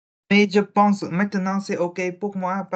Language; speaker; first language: French; non-native, learner; Vietnamese